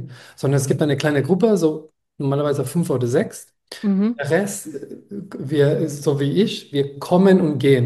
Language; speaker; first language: German; non-native, fluent; Spanish